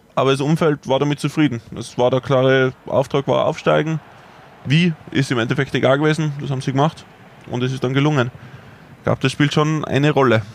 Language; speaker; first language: German; native; German